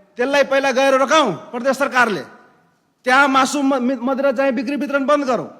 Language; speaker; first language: Nepali; non-native, local second language; Maithili